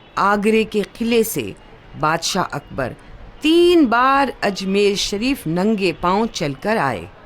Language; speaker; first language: Urdu; native; Urdu